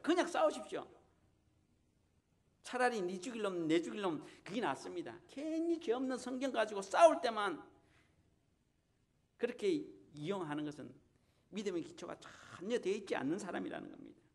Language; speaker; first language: Korean; native; Korean